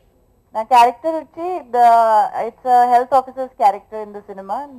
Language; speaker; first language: Telugu; non-native, local second language; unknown